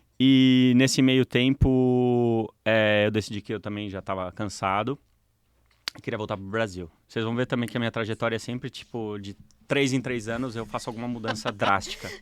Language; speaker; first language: Portuguese; native; Portuguese